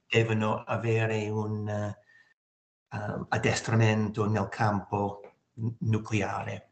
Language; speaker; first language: Italian; non-native, learner; English